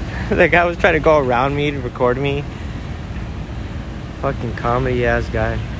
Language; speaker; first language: English; early bilingual, other home language; Spanish